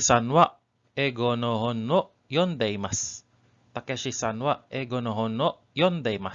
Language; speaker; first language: Japanese; non-native, learner; English